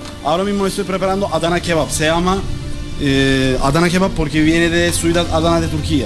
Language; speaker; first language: Spanish; non-native, learner; Turkish